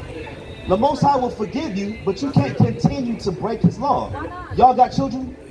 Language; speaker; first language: English; native; English